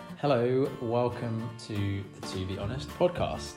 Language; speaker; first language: English; native; English